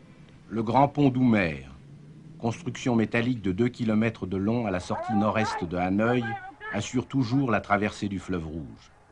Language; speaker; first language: French; native; French